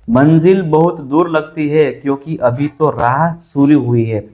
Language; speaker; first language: Hindi; non-native, local second language; Gujarati